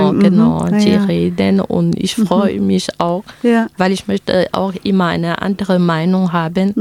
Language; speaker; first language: German; non-native, fluent; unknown